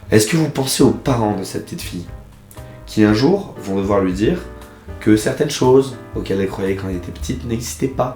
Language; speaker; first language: French; native; French